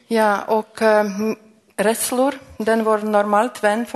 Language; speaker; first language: Swedish; non-native, fluent; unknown